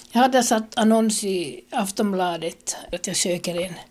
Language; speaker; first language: Swedish; native; Swedish